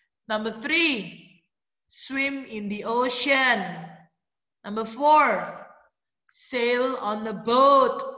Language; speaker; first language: English; non-native, fluent; Indonesian